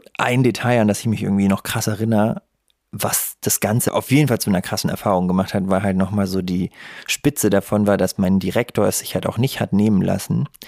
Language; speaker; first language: German; early bilingual, other home language; Russian